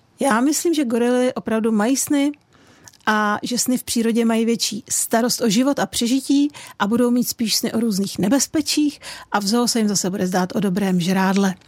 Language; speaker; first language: Czech; native; Czech